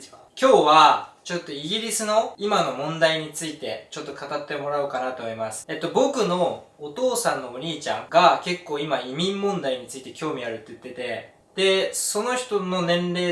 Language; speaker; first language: Japanese; native; Japanese